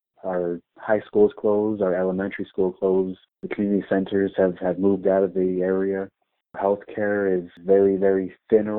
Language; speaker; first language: English; native; English